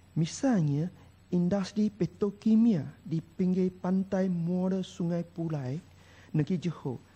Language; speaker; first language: Malay; non-native, local second language; Chinese